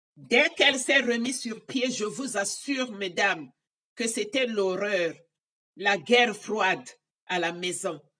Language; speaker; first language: French; non-native, local second language; Lingala